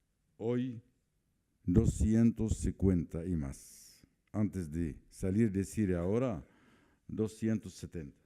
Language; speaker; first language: Spanish; non-native, fluent; Arabic